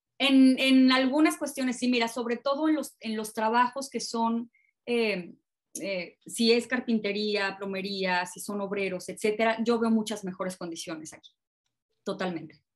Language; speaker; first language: Spanish; native; Spanish